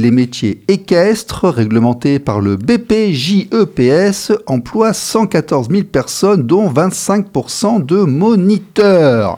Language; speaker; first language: French; native; French